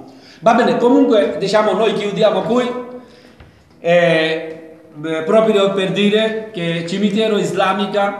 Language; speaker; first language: Italian; non-native, learner; Bangla